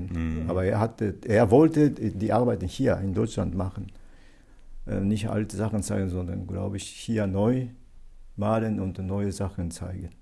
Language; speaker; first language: German; non-native, fluent; Japanese